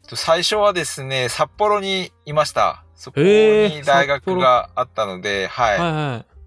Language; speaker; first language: Japanese; non-native, fluent; Korean